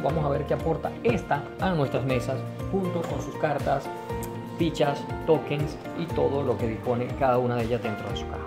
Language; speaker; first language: Spanish; native; Spanish